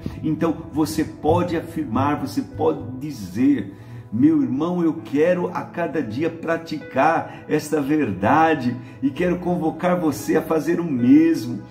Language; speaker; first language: Portuguese; native; Portuguese